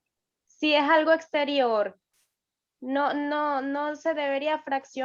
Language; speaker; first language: Spanish; native; Spanish